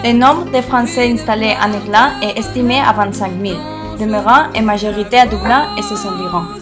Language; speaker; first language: French; non-native, learner; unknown